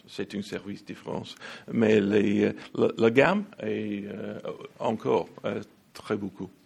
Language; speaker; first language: French; non-native, learner; English